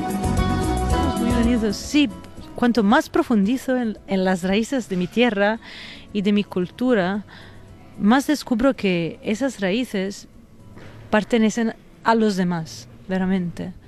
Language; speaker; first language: Spanish; non-native, fluent; Italian